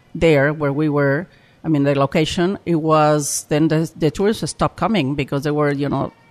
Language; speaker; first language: English; non-native, fluent; Spanish